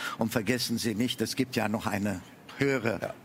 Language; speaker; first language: German; non-native, fluent; Amharic